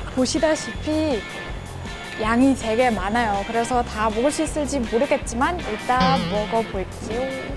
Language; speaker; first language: Korean; non-native, fluent; German